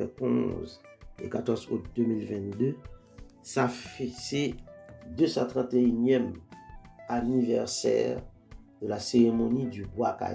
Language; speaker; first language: French; non-native, local second language; Haitian Creole